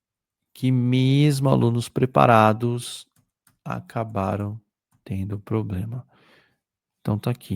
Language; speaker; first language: Portuguese; native; Portuguese